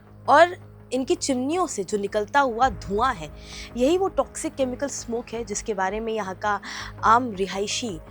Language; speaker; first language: Hindi; native; Hindi